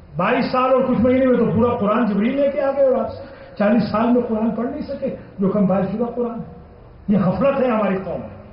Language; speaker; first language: Urdu; non-native, local second language; Punjabi